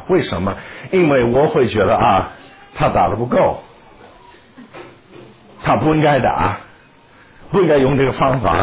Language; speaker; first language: Chinese; non-native, fluent; English